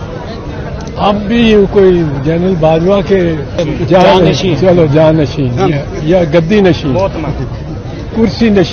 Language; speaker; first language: Urdu; native; Urdu